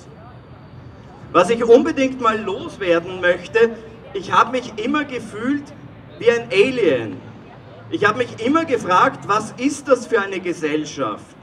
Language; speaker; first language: German; native; German